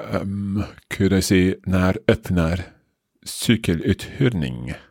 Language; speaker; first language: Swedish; non-native, learner; English